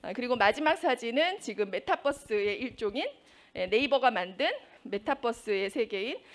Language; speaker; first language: Korean; native; Korean